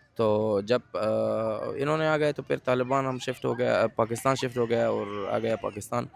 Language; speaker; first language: Urdu; non-native, fluent; Persian